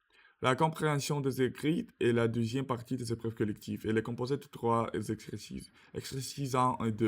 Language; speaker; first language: French; non-native, learner; Russian